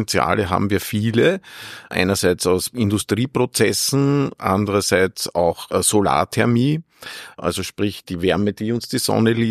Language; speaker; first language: German; native; German